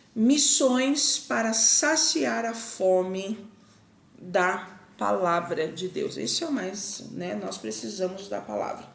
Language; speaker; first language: Portuguese; native; Portuguese